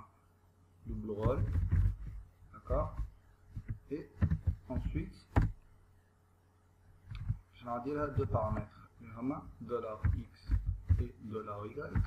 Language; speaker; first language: French; non-native, local second language; Arabic